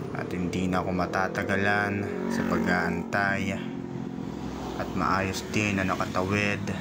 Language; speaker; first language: Filipino; non-native, local second language; Bikol